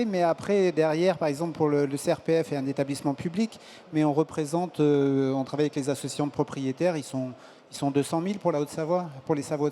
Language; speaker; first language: French; native; French